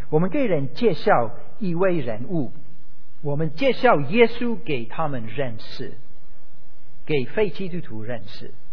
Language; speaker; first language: Chinese; non-native, fluent; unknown